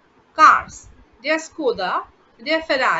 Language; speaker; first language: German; non-native, fluent; Bangla